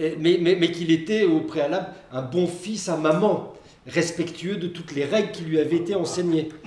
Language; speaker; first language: French; native; French